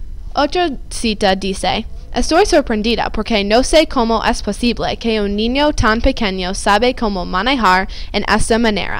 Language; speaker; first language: Spanish; non-native, learner; English